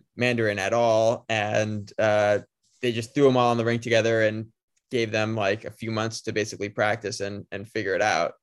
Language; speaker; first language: English; native; English